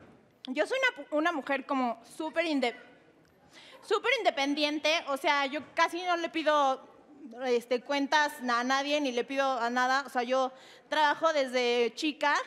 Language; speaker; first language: Spanish; native; Spanish